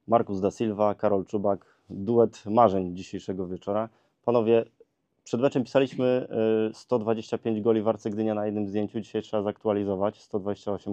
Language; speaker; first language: Polish; native; Polish